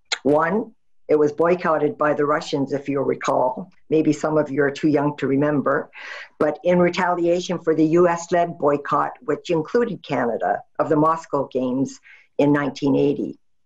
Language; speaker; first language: English; native; English